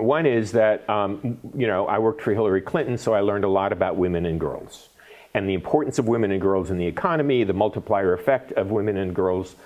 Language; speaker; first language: English; native; English